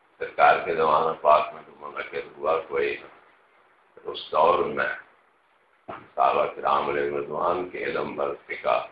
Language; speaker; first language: Urdu; non-native, local second language; Punjabi